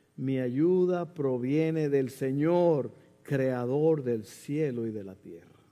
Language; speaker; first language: Spanish; early bilingual, heritage; Spanish